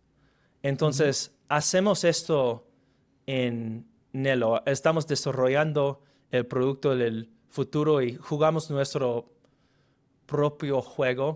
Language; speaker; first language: Spanish; non-native, fluent; English